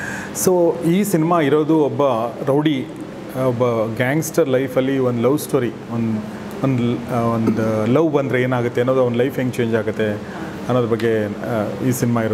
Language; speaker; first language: Kannada; native; Kannada